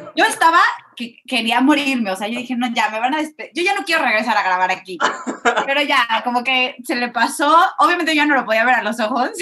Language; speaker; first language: Spanish; native; Spanish